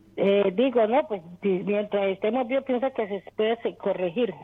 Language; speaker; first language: Spanish; native; Spanish